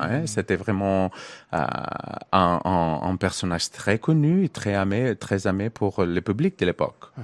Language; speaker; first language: French; non-native, learner; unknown